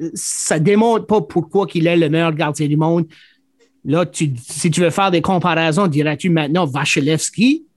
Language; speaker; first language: French; native; French